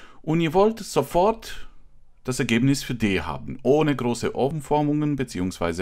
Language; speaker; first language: German; non-native, fluent; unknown